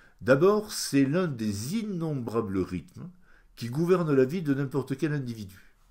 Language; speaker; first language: French; native; French